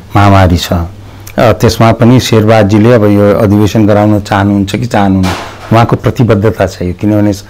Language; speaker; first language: Nepali; native; Nepali